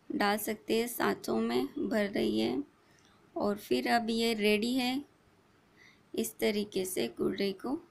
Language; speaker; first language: Hindi; non-native, local second language; Marathi